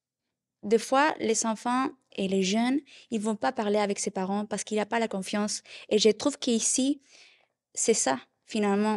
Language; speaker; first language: French; non-native, learner; Spanish